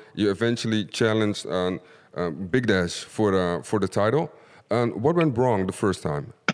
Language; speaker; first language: English; non-native, fluent; Dutch